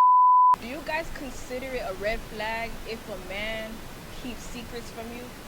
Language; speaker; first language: English; native; English